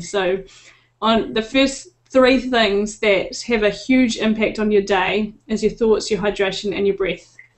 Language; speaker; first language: English; native; English